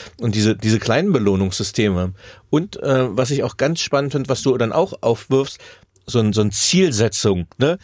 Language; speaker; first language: German; native; German